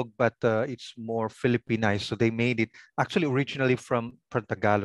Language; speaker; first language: English; non-native, local second language; Pangasinan